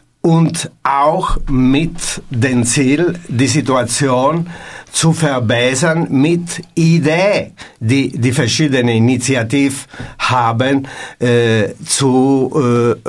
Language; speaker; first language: German; non-native, learner; Italian